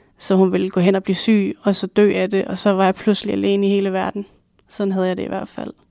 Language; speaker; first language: Danish; native; Danish